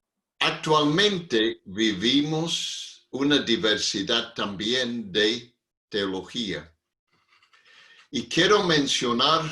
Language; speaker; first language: Spanish; non-native, fluent; English